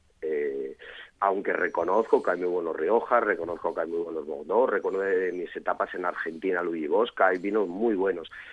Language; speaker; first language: Spanish; native; Spanish